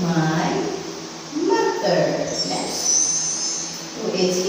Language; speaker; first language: English; non-native, fluent; Vietnamese